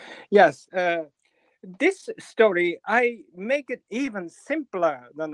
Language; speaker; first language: English; non-native, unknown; Japanese